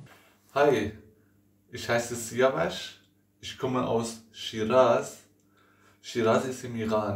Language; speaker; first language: German; non-native, fluent; Persian